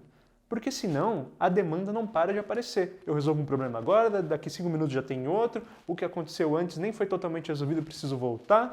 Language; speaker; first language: Portuguese; native; Portuguese